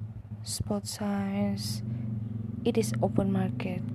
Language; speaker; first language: English; non-native, local second language; Malay